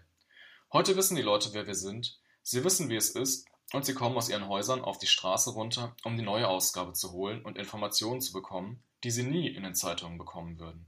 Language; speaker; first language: German; native; German